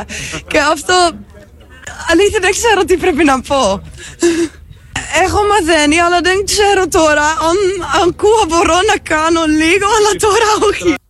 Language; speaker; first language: Greek; non-native, learner; Dutch